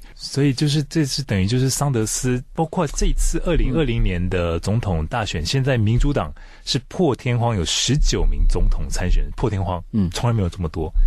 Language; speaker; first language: Chinese; native; Chinese